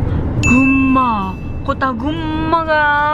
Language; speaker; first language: Indonesian; non-native, learner; Japanese